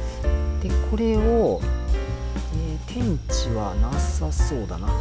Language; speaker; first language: Japanese; native; Japanese